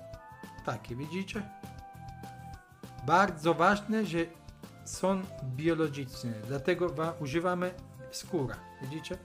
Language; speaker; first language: Polish; non-native, learner; Italian